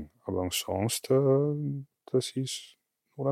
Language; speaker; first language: German; non-native, fluent; Italian